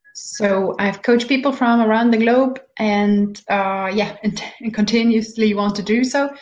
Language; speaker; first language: English; non-native, fluent; German